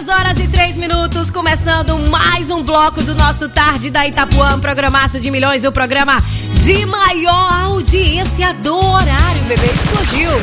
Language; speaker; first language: Portuguese; native; Portuguese